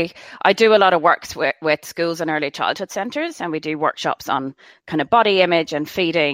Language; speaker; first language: English; native; English